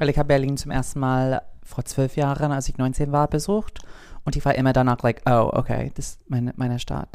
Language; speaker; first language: German; non-native, fluent; English